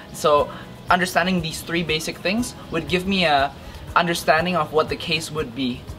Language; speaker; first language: English; non-native, fluent; Indonesian